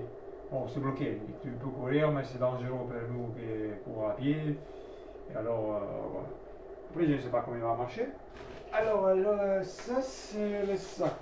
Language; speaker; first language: French; non-native, learner; Italian